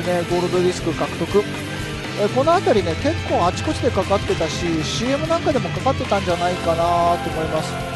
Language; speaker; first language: Japanese; native; Japanese